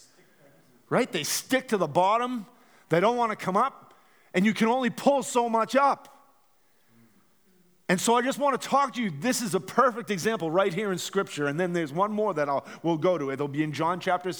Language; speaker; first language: English; native; English